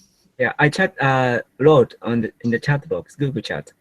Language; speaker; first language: English; non-native, learner; Japanese